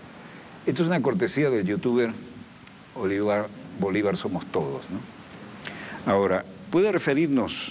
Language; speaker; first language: Spanish; native; Spanish